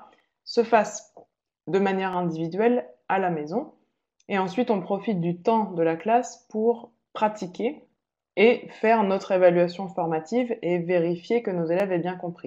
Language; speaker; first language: French; native; French